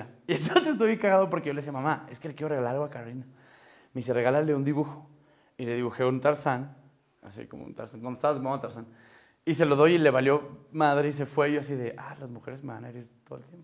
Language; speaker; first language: Spanish; native; Spanish